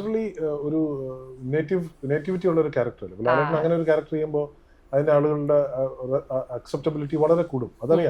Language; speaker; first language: Malayalam; native; Malayalam